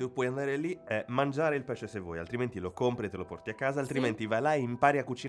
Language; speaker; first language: Italian; native; Italian